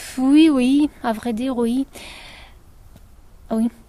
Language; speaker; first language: French; non-native, learner; Russian